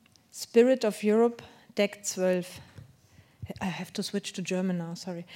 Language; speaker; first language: English; non-native, fluent; German